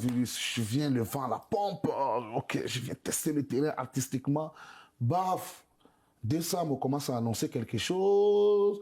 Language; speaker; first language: French; non-native, local second language; Bambara